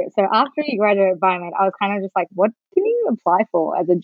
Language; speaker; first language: English; non-native, local second language; Sinhala